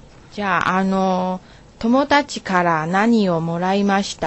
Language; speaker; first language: Japanese; non-native, learner; Chinese